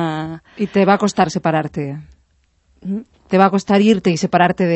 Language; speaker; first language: Spanish; native; Spanish